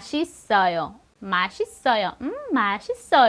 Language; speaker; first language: Korean; non-native, fluent; Filipino